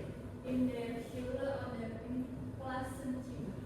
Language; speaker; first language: German; non-native, learner; Indonesian